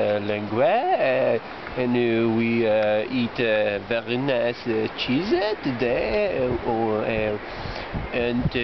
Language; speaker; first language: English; non-native, learner; Slovenian